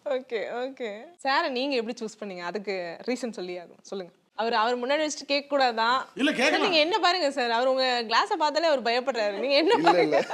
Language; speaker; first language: Tamil; native; Tamil